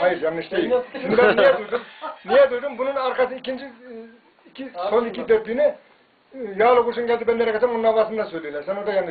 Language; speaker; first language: Turkish; native; Turkish